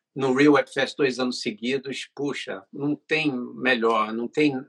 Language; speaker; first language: Portuguese; non-native, fluent; English